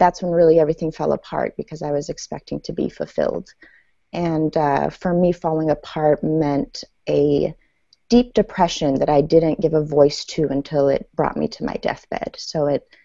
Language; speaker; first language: English; early bilingual, other home language; Persian